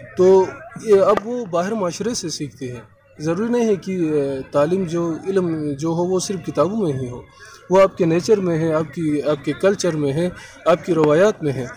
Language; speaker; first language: Urdu; non-native, local second language; Sicilian